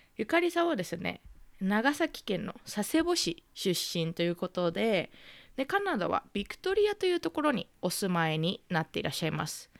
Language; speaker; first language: Japanese; native; Japanese